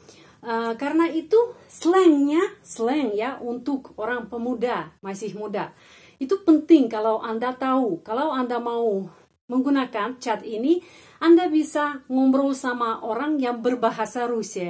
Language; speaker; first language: Indonesian; non-native, fluent; Russian